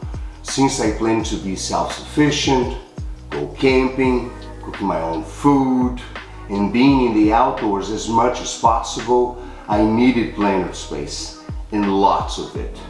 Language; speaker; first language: English; non-native, fluent; Portuguese